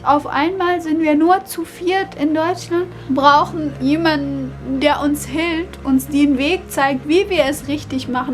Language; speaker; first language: German; non-native, fluent; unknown